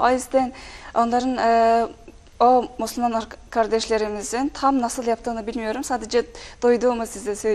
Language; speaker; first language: Turkish; non-native, fluent; Mongolian